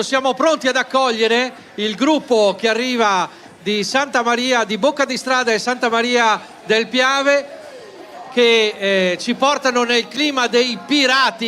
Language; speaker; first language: Italian; native; Italian